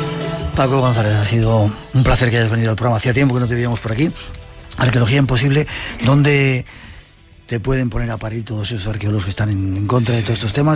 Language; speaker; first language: Spanish; native; Spanish